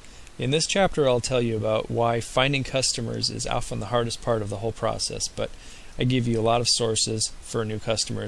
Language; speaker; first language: English; native; English